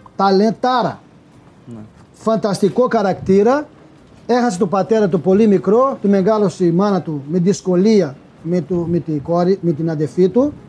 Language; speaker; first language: Greek; non-native, fluent; Portuguese